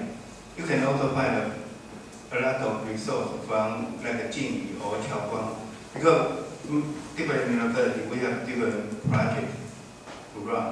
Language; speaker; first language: English; non-native, fluent; Chinese